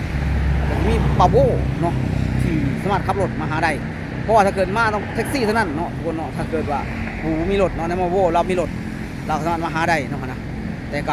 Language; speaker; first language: Thai; non-native, local second language; Northeastern Thai